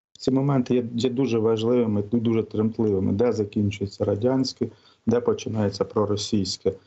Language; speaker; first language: Ukrainian; native; Ukrainian